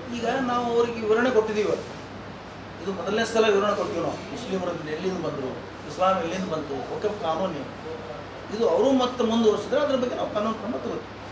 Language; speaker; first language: Kannada; native; Kannada